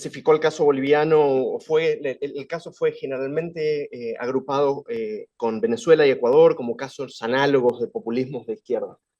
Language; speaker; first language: Spanish; native; Spanish